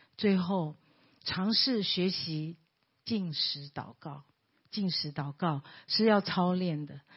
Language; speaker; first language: Chinese; native; Chinese